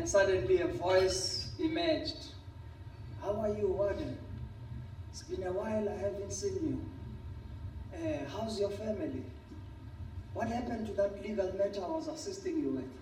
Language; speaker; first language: English; non-native, local second language; Xhosa